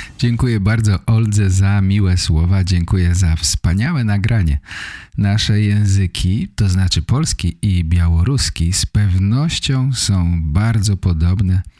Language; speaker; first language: Polish; native; Polish